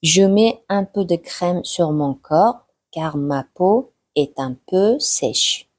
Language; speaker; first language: French; non-native, fluent; Mongolian